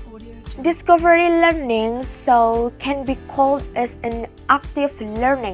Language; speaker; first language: English; non-native, learner; Indonesian